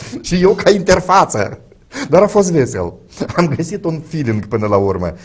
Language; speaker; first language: Romanian; native; Romanian